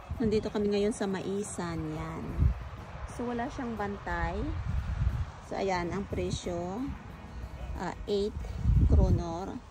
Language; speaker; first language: Filipino; native; Filipino